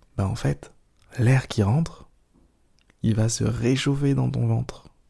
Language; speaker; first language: French; native; French